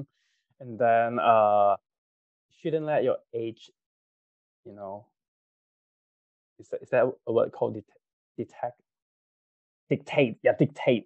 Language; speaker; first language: English; non-native, local second language; Cantonese